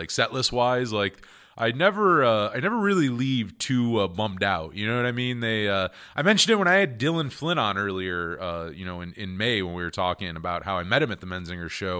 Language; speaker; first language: English; native; English